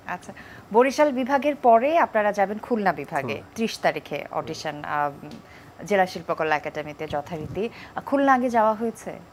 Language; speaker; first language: Bangla; native; Bangla